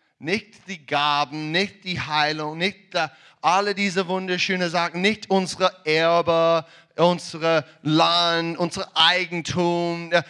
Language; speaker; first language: German; non-native, learner; English